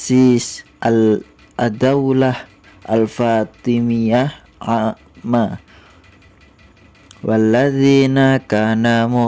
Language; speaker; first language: Arabic; non-native, learner; Indonesian